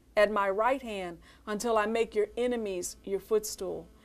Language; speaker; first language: English; native; English